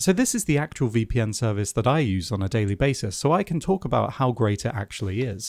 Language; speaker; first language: English; native; English